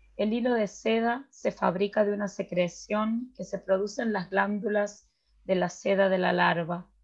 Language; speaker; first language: Spanish; native; Spanish